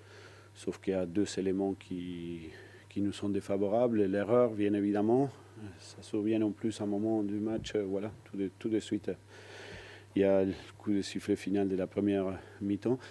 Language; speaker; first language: French; non-native, fluent; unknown